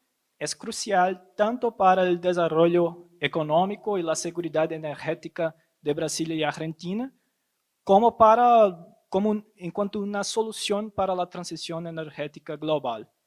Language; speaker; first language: Spanish; non-native, fluent; Portuguese